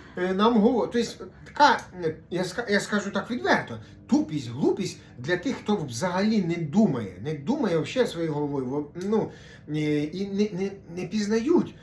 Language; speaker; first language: Ukrainian; non-native, local second language; Russian